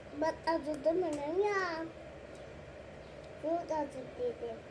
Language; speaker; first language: Turkish; early bilingual, other home language; Persian